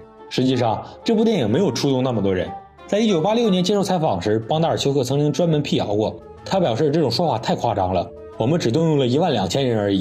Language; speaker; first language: Chinese; native; Chinese